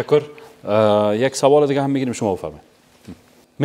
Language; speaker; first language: Persian; native; Persian